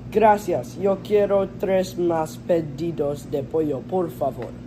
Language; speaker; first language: Spanish; non-native, learner; English